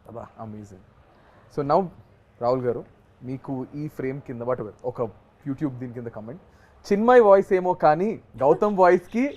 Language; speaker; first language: Telugu; native; Telugu